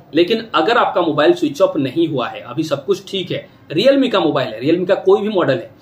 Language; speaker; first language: Hindi; non-native, local second language; Odia